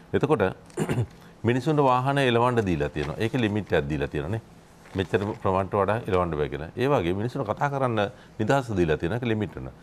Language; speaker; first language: Sinhala; native; Sinhala